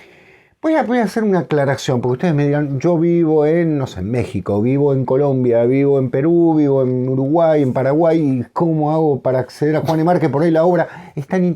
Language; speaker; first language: Spanish; native; Spanish